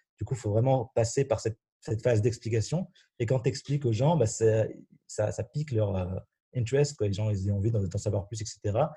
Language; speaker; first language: French; non-native, local second language; Arabic